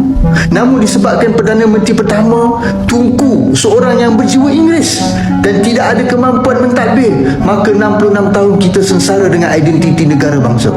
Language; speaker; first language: Malay; native; Malay